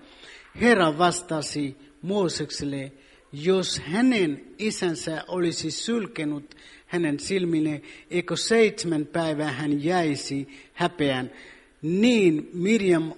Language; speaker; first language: Finnish; non-native, fluent; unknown